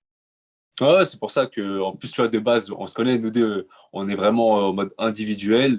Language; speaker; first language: French; native; French